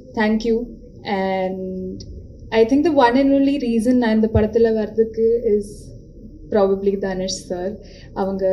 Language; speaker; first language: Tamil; non-native, local second language; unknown